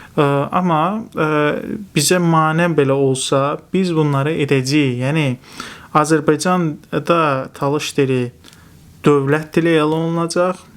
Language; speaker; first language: Azerbaijani; non-native, local second language; Talysh